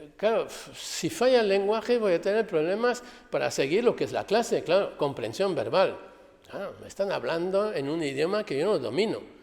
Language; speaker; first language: Spanish; non-native, fluent; French